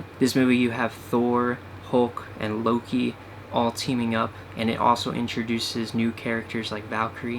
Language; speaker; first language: English; native; English